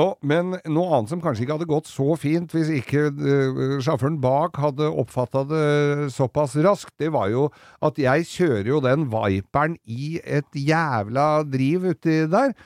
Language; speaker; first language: Norwegian; native; Norwegian